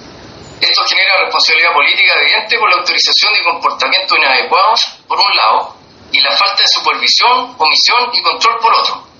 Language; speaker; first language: Spanish; native; Spanish